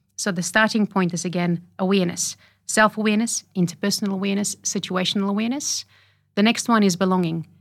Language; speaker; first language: English; non-native, fluent; Bulgarian